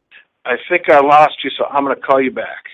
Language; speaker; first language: English; native; English